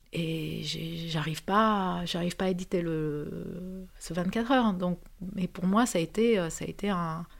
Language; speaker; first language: French; non-native, fluent; Romanian